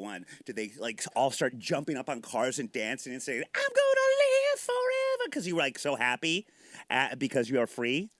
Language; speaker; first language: English; native; English